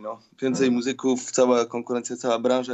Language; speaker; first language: Polish; early bilingual, heritage; Polish